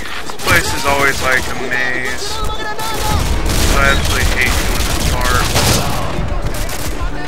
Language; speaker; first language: English; native; English